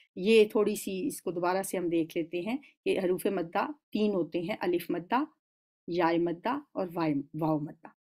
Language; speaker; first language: Urdu; native; Urdu